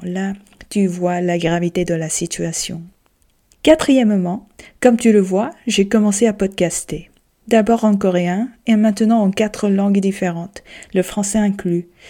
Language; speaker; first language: French; non-native, fluent; Korean